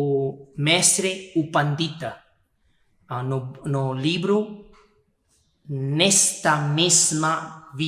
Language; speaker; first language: Portuguese; non-native, fluent; Spanish